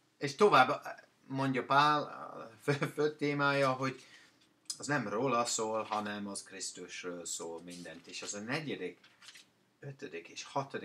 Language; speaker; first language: Hungarian; non-native, learner; English